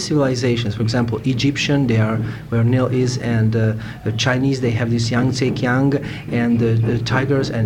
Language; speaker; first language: English; non-native, fluent; Serbian